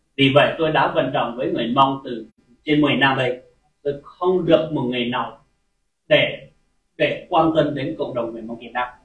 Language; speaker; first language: Vietnamese; non-native, local second language; Hmong